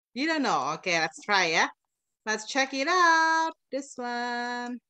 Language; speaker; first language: English; non-native, fluent; Indonesian